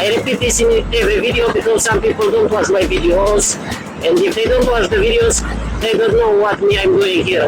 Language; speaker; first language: English; non-native, learner; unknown